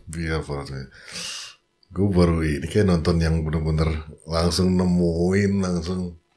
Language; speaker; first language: Indonesian; native; Indonesian